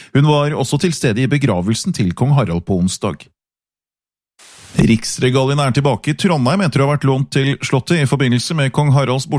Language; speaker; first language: Norwegian; native; Norwegian